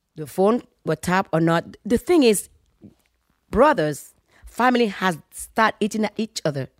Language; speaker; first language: English; non-native, fluent; Fon